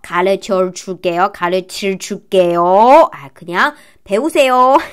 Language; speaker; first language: Korean; non-native, fluent; Chinese